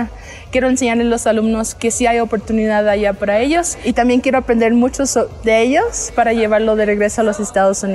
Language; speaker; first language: Spanish; non-native, fluent; English